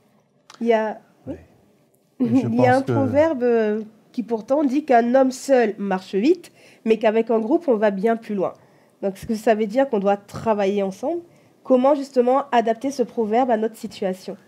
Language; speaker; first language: French; native; French